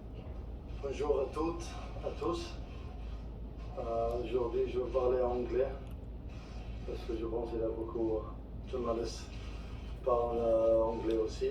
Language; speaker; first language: French; non-native, fluent; Arabic